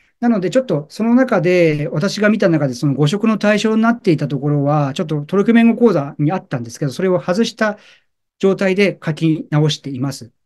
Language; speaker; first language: Japanese; native; Japanese